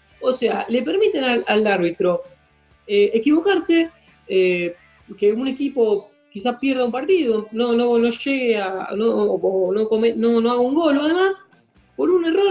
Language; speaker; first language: Spanish; native; Spanish